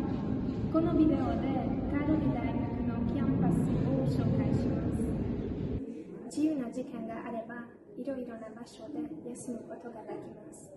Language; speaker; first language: Japanese; non-native, learner; Hungarian